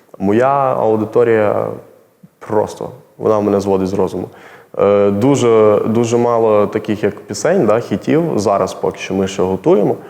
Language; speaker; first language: Ukrainian; native; Ukrainian